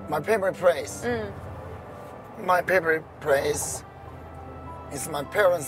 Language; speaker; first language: English; non-native, learner; Korean